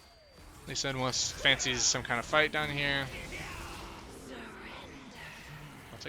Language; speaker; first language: English; native; English